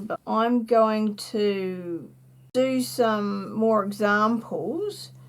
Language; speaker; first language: English; native; English